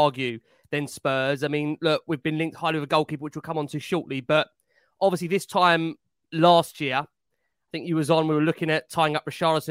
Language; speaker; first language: English; native; English